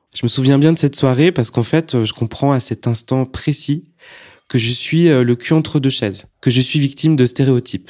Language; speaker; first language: French; native; French